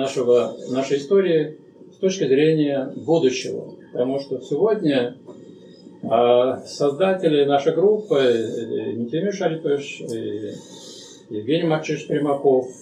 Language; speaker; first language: Russian; native; Russian